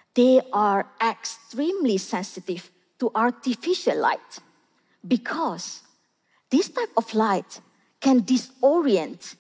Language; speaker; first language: English; non-native, local second language; Malay